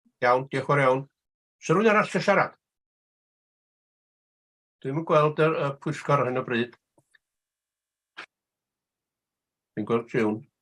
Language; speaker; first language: Welsh; native; Welsh